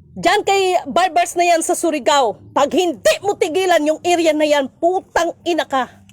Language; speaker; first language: Filipino; non-native, local second language; Cebuano